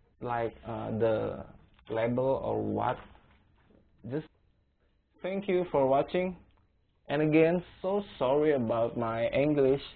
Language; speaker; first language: English; non-native, learner; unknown